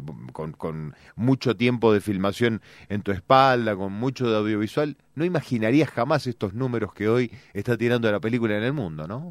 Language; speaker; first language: Spanish; native; Spanish